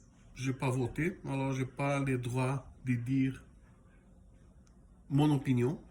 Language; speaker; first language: French; non-native, fluent; Portuguese